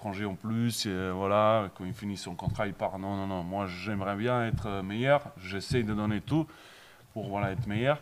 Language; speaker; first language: French; non-native, learner; Bosnian